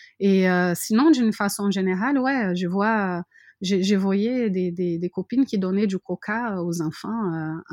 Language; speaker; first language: French; non-native, fluent; Portuguese